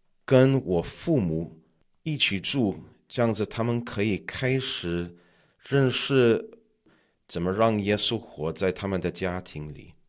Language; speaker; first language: Chinese; non-native, learner; English